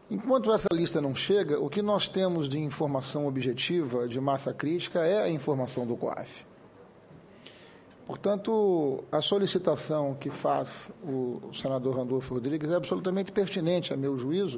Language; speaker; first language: Portuguese; native; Portuguese